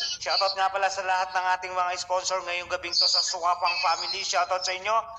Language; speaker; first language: Filipino; native; Filipino